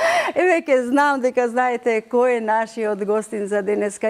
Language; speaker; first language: Macedonian; native; Macedonian